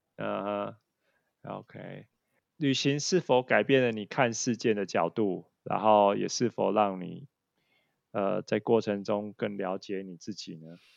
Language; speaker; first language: Chinese; native; Chinese